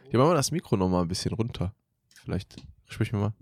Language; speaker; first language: German; native; German